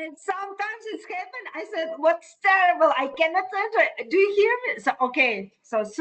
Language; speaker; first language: English; non-native, fluent; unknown